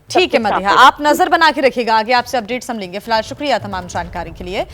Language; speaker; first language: Hindi; native; Hindi